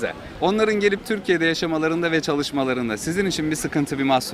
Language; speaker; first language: Turkish; native; Turkish